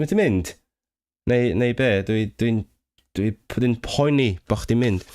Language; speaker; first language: Welsh; non-native, fluent; Cantonese